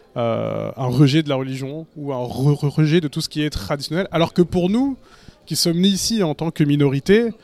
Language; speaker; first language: French; native; French